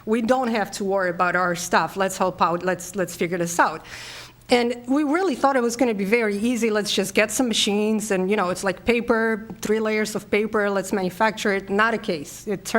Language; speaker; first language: English; non-native, fluent; Polish